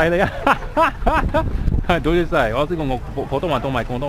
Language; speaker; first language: Cantonese; non-native, fluent; English